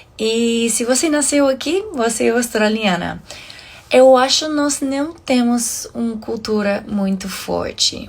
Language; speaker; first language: Portuguese; non-native, learner; English